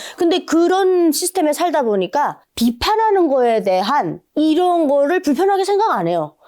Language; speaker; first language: Korean; native; Korean